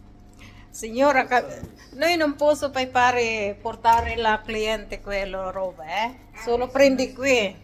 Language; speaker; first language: Italian; non-native, learner; Filipino